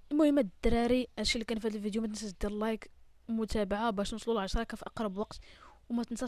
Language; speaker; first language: Arabic; native; Arabic